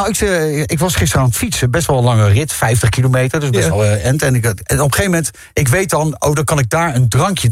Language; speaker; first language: Dutch; native; Dutch